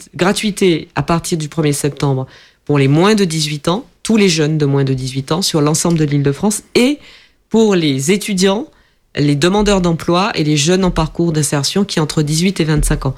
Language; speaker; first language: French; native; French